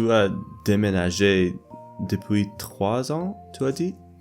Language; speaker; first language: French; non-native, learner; English